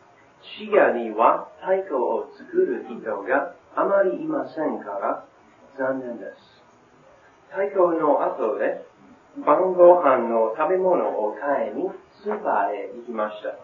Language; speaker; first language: Japanese; non-native, learner; English